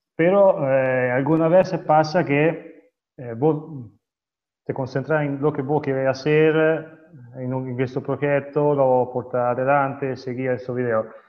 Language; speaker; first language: Spanish; non-native, learner; Italian